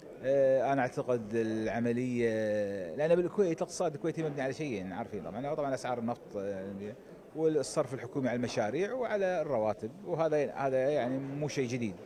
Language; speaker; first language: Arabic; native; Arabic